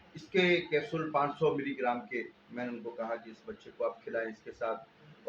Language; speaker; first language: Urdu; non-native, local second language; Sindhi